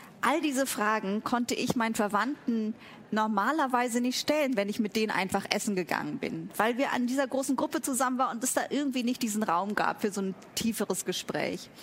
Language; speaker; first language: German; early bilingual, other home language; Vietnamese